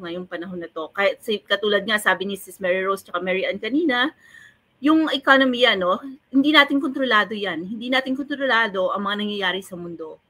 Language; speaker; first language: Filipino; native; Filipino